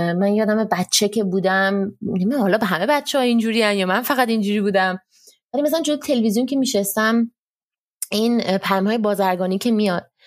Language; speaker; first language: Persian; early bilingual, heritage; Persian